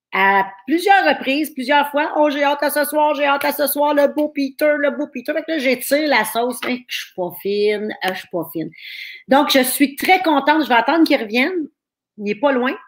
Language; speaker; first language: French; native; French